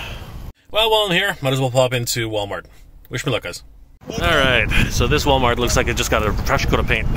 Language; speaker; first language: English; native; English